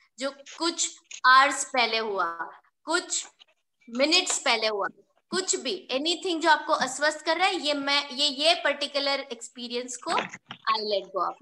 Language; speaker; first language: Hindi; non-native, local second language; Marathi